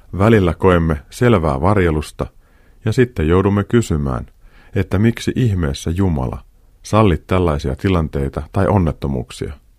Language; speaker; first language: Finnish; native; Finnish